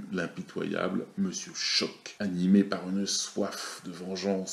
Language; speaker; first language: French; native; French